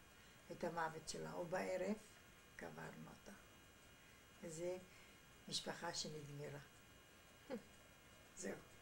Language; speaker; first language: Hebrew; non-native, fluent; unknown